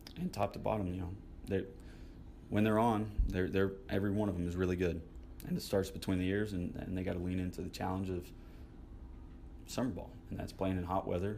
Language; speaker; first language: English; native; English